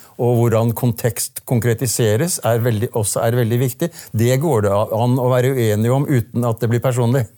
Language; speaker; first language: Norwegian; native; Norwegian